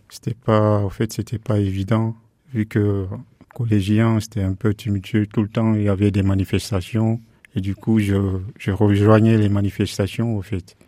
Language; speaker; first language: French; non-native, local second language; Fula